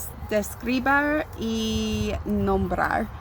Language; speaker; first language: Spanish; non-native, learner; English